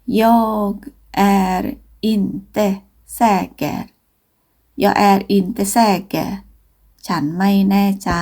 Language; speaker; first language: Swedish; non-native, fluent; Thai